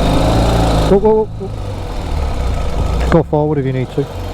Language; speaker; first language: English; native; English